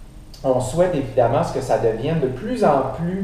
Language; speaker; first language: French; native; French